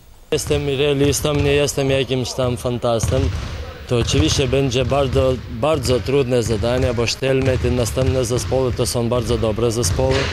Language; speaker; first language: Polish; non-native, fluent; Lithuanian